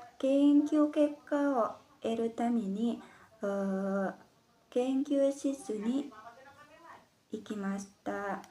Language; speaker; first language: Japanese; non-native, learner; Indonesian